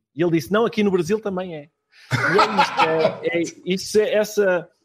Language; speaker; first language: Portuguese; native; Portuguese